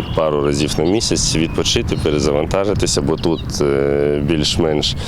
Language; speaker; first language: Ukrainian; native; Ukrainian